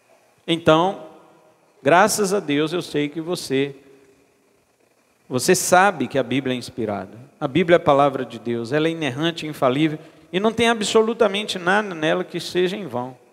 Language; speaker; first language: Portuguese; native; Portuguese